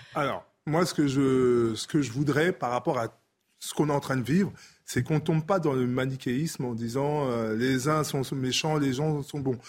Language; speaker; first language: French; native; French